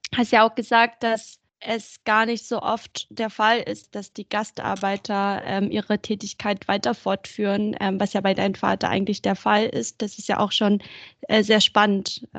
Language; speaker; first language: German; early bilingual, other home language; Vietnamese